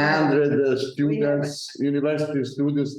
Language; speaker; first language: English; non-native, learner; Italian